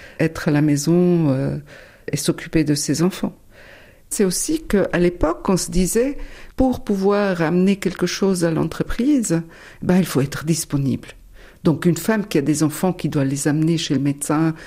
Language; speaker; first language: French; non-native, fluent; German